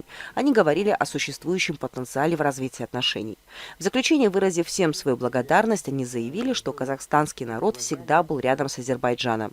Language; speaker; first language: Russian; native; Russian